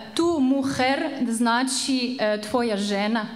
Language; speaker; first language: Serbian; non-native, fluent; French